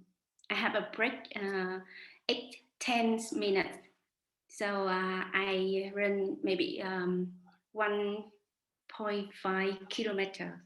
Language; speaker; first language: English; non-native, learner; Vietnamese